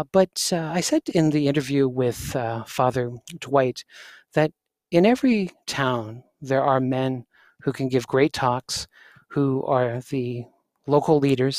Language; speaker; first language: English; native; English